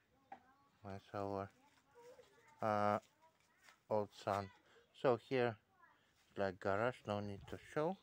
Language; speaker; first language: English; non-native, learner; Russian